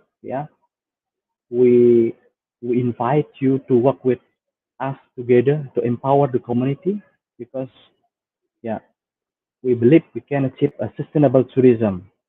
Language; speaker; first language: English; non-native, fluent; Indonesian